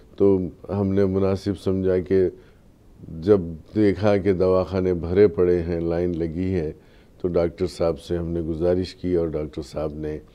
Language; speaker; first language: Urdu; native; Urdu